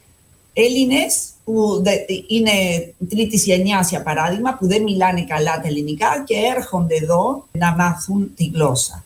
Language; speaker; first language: Greek; non-native, fluent; Spanish